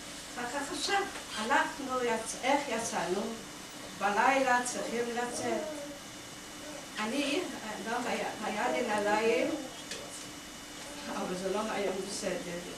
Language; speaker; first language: Hebrew; non-native, fluent; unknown